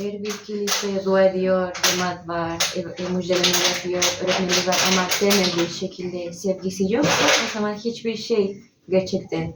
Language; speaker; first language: Turkish; non-native, learner; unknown